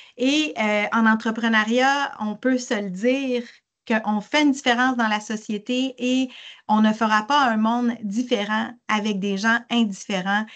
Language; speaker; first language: French; native; French